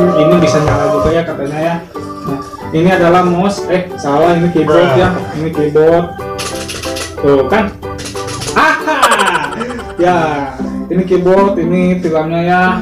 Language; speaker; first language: Indonesian; non-native, local second language; Sundanese